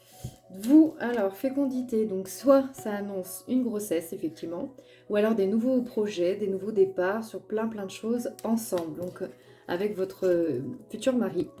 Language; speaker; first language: French; native; French